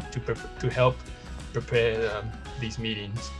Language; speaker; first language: English; non-native, fluent; Burmese